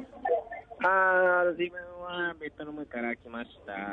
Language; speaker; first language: Japanese; non-native, learner; Vietnamese